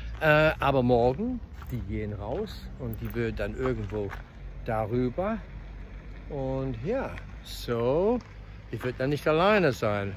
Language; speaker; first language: German; non-native, fluent; English